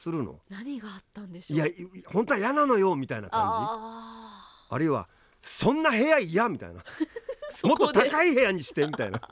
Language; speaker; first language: Japanese; native; Japanese